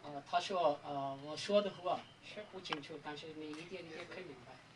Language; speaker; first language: Chinese; non-native, learner; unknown